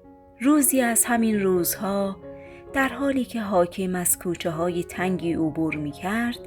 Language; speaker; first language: Persian; native; Persian